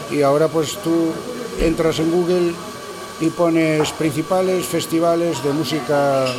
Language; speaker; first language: Spanish; native; Spanish